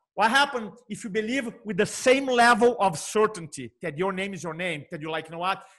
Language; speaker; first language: English; non-native, fluent; Portuguese